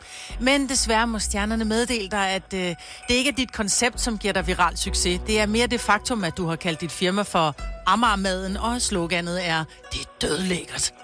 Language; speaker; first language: Danish; native; Danish